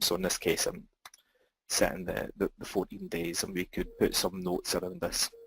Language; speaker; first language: English; native; English